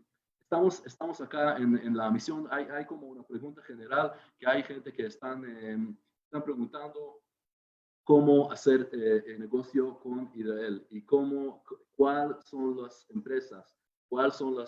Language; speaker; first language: Spanish; non-native, fluent; Hebrew